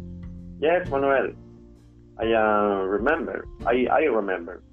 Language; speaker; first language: English; non-native, learner; Spanish